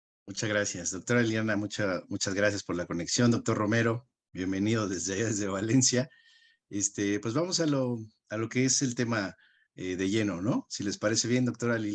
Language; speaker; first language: Spanish; native; Spanish